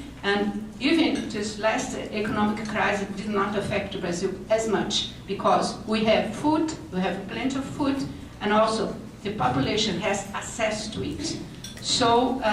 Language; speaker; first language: English; non-native, fluent; Portuguese